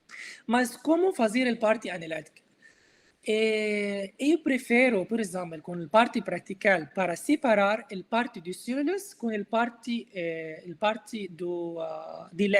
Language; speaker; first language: Portuguese; non-native, learner; Arabic